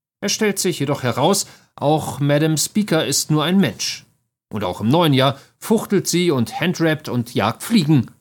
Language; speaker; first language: German; native; German